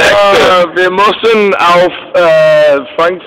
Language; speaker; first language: German; non-native, learner; English